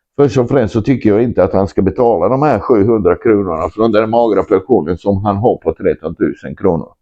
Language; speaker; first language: Swedish; non-native, fluent; Croatian